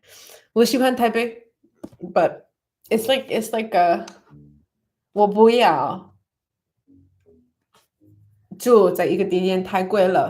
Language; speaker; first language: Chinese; non-native, learner; English